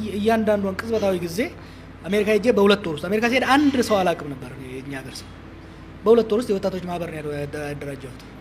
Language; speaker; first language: Amharic; non-native, local second language; Oromo